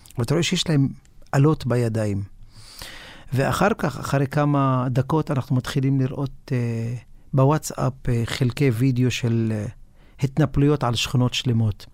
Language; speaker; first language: Hebrew; non-native, local second language; Arabic